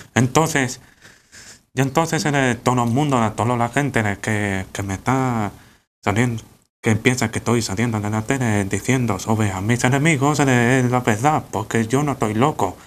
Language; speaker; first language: Spanish; native; Spanish